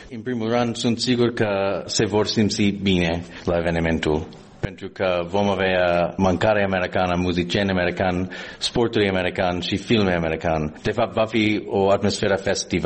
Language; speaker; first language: Romanian; non-native, fluent; English